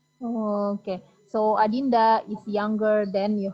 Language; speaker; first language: English; non-native, fluent; Indonesian